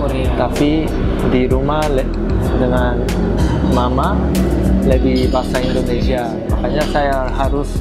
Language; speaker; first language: Indonesian; non-native, learner; Korean